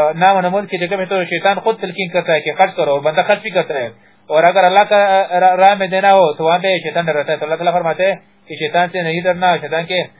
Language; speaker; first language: Urdu; non-native, local second language; Pashto